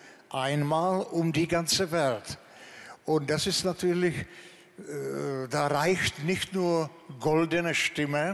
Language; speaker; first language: German; non-native, fluent; Czech